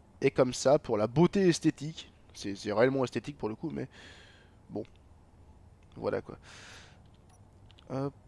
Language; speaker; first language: French; native; French